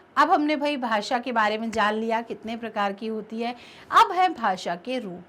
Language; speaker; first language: Hindi; native; Hindi